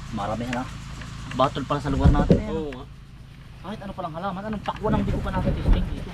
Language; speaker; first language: Filipino; native; Filipino